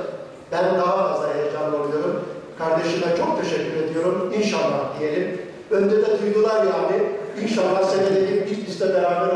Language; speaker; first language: Turkish; native; Turkish